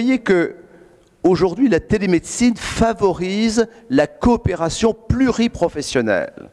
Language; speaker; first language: French; native; French